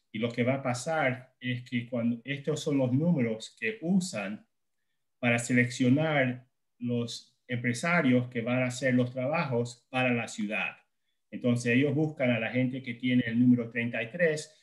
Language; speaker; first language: Spanish; non-native, fluent; English